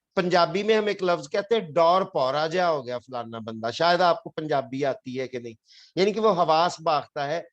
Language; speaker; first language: Urdu; non-native, local second language; Punjabi